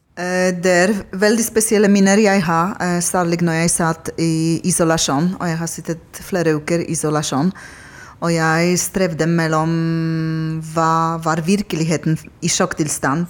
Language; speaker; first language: Norwegian; non-native, fluent; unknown